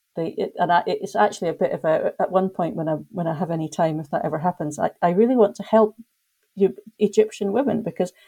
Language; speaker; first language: English; native; English